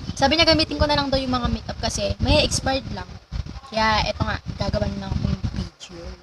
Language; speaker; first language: Filipino; native; Filipino